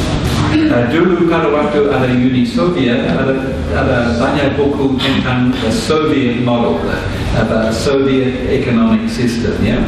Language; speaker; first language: Indonesian; non-native, fluent; English